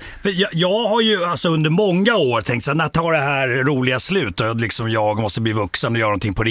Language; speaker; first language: Swedish; native; Swedish